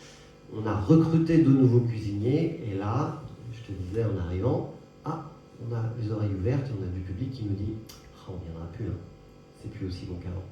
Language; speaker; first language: French; native; French